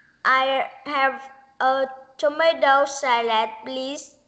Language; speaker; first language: English; non-native, learner; Vietnamese